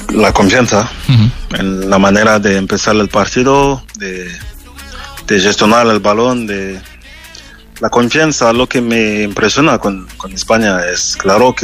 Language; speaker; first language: Spanish; non-native, fluent; French